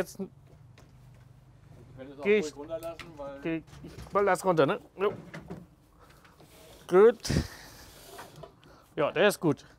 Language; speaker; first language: German; native; German